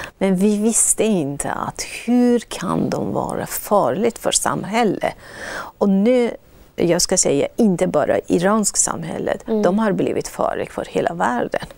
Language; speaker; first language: Swedish; non-native, fluent; Persian